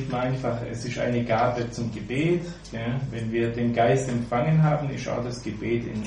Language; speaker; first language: German; native; German